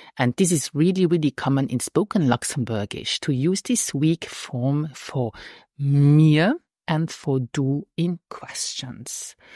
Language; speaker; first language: English; non-native, fluent; Luxembourgish